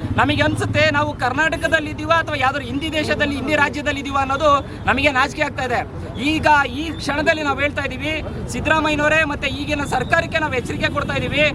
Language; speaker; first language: Kannada; native; Kannada